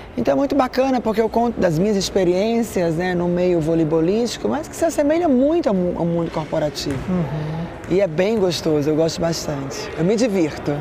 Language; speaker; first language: Portuguese; native; Portuguese